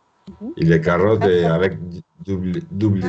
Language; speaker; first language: French; non-native, learner; Spanish